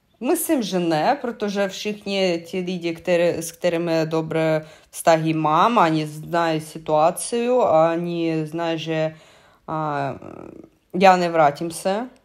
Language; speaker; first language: Czech; non-native, learner; Russian